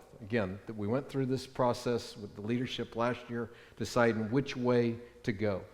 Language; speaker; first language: English; native; English